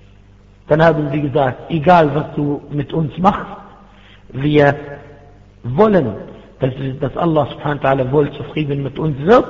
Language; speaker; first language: German; non-native, fluent; Arabic